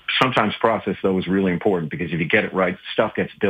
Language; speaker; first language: English; native; English